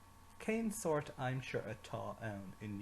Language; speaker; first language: Irish; non-native, local second language; English